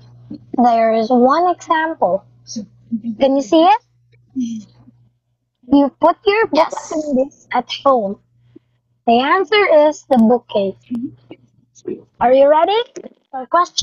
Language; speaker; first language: English; non-native, fluent; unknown